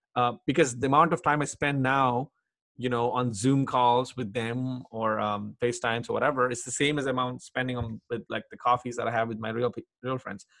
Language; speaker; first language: English; non-native, local second language; Telugu